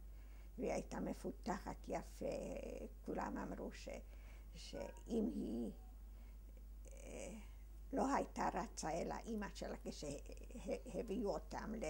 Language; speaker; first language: Hebrew; early bilingual, other home language; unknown